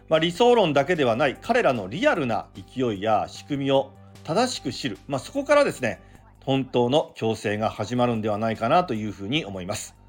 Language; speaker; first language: Japanese; native; Japanese